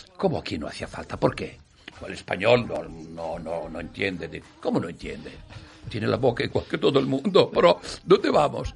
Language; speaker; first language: Spanish; non-native, fluent; Italian